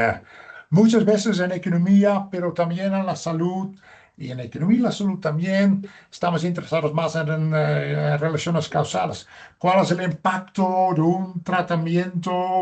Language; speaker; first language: Spanish; non-native, fluent; Dutch